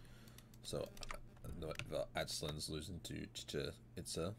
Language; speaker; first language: English; native; English